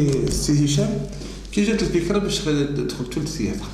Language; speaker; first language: Arabic; native; Arabic